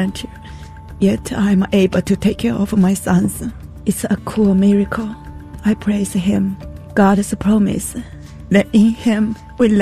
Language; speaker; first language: English; non-native, fluent; Chinese